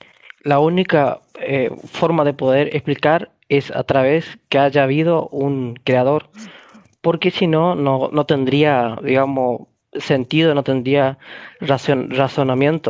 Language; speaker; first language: Spanish; native; Spanish